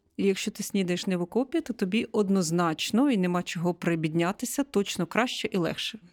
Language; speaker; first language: Ukrainian; native; Ukrainian